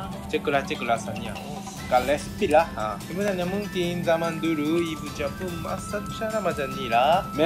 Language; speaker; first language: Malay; non-native, learner; Japanese